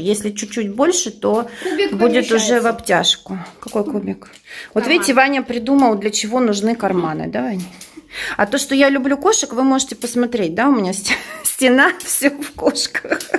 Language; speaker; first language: Russian; native; Russian